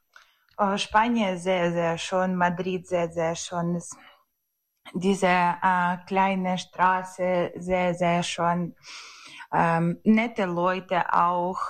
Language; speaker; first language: German; non-native, learner; Ukrainian